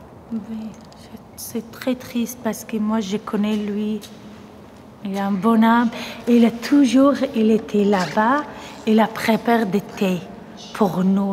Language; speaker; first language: French; non-native, learner; Persian